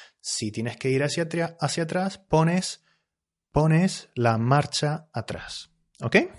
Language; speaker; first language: Spanish; native; Spanish